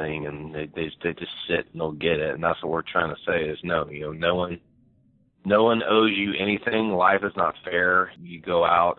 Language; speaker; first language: English; native; English